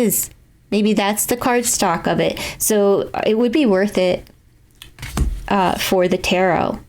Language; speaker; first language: English; native; English